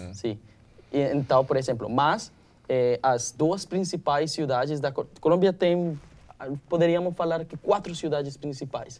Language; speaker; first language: Portuguese; non-native, learner; Spanish